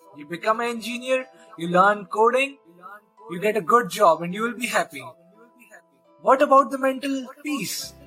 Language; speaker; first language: English; non-native, local second language; Hindi